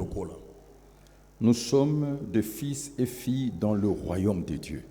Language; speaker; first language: French; non-native, local second language; Lingala